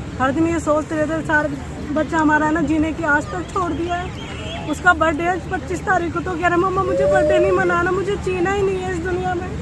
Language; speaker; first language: Hindi; native; Hindi